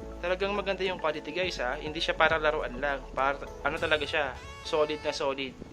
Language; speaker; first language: Filipino; non-native, local second language; Pampanga